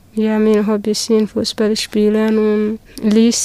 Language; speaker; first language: German; non-native, learner; Somali